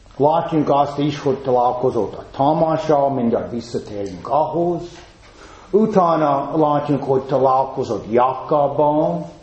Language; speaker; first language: Hungarian; non-native, fluent; English